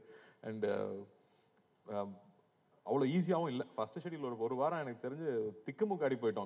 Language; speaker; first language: Tamil; native; Tamil